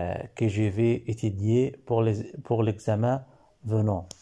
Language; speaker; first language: French; non-native, learner; Arabic